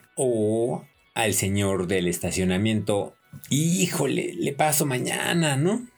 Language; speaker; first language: Spanish; native; Spanish